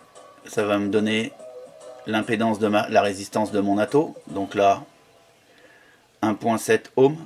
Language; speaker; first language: French; native; French